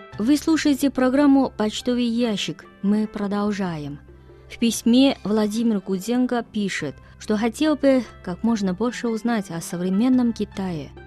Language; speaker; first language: Russian; non-native, fluent; Chinese